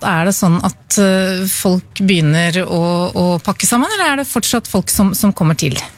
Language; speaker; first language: Norwegian; native; Norwegian